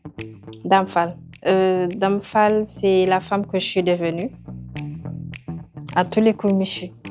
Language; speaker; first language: French; non-native, local second language; Wolof